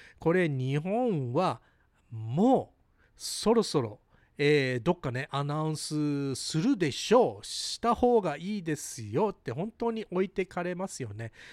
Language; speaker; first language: Japanese; early bilingual, heritage; Japanese